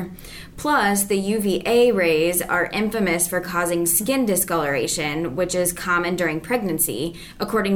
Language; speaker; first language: English; native; English